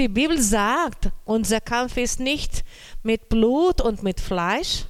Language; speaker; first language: German; non-native, learner; Portuguese